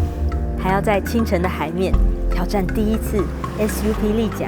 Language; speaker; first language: Chinese; native; Chinese